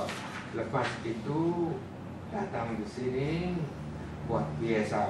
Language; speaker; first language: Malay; non-native, local second language; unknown